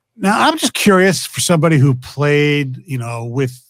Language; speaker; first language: English; native; English